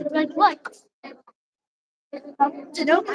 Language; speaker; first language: English; non-native, learner; Arabic